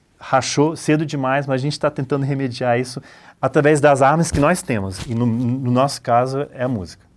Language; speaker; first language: Portuguese; early bilingual, other home language; English